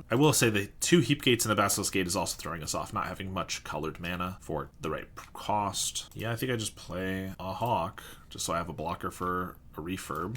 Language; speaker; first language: English; native; English